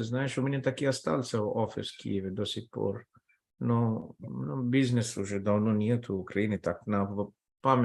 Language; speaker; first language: Russian; non-native, fluent; Telugu